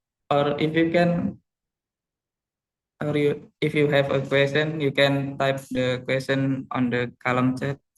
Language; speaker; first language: English; non-native, learner; Indonesian